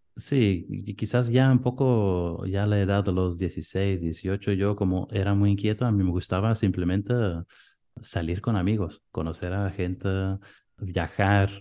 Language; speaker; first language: Spanish; non-native, fluent; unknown